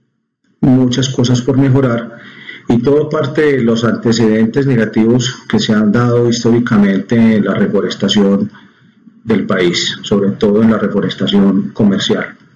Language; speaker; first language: Spanish; native; Spanish